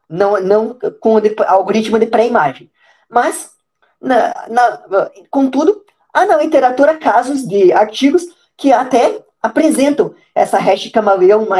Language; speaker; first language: Portuguese; native; Portuguese